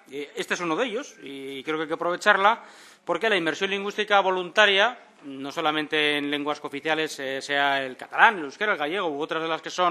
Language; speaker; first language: Spanish; native; Spanish